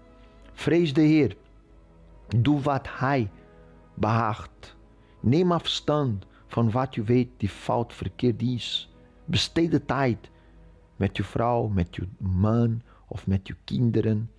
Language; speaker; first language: Dutch; non-native, fluent; Portuguese